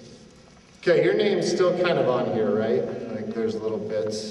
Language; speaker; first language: English; native; English